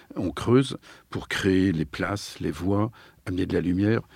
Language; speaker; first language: French; native; French